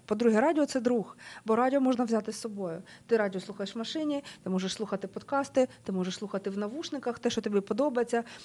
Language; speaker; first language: Ukrainian; native; Ukrainian